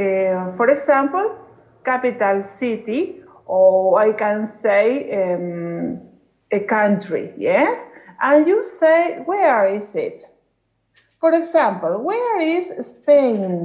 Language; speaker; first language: English; non-native, learner; Spanish